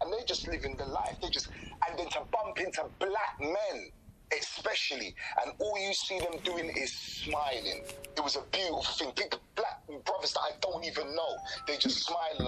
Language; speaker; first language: English; native; English